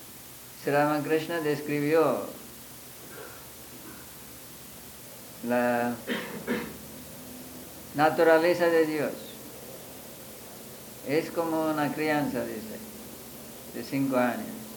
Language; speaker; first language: Spanish; non-native, fluent; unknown